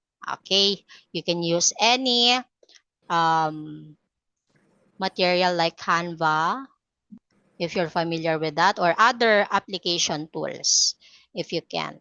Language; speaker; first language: English; non-native, fluent; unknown